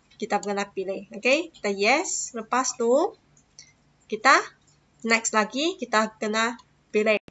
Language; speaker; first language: Malay; non-native, local second language; Chinese